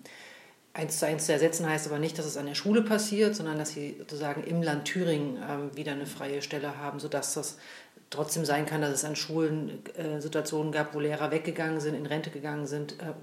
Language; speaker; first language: German; native; German